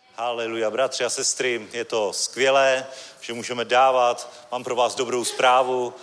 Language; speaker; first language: Czech; native; Czech